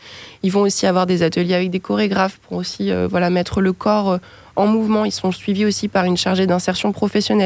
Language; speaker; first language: French; native; French